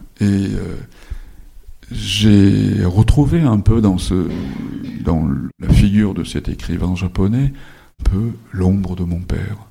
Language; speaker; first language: French; non-native, fluent; Japanese